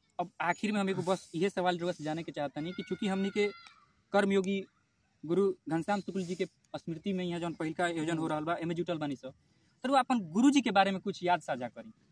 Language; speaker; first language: Bhojpuri; native; Bhojpuri